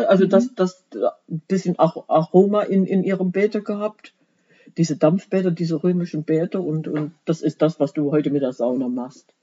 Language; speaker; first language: German; native; German